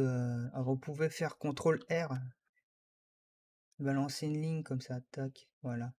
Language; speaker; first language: French; native; French